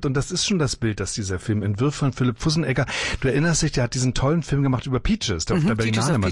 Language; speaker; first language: German; native; German